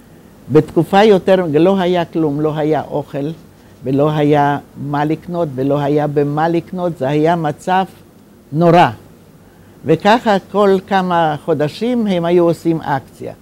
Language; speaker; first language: Hebrew; non-native, fluent; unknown